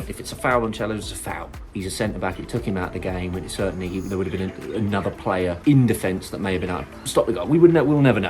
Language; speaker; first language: English; native; English